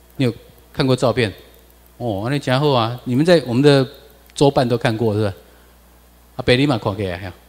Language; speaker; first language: Chinese; non-native, local second language; Min Nan Chinese